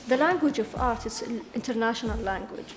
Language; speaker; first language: English; non-native, learner; Arabic